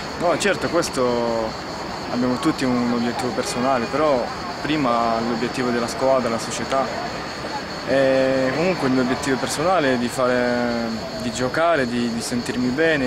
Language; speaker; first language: Italian; non-native, fluent; French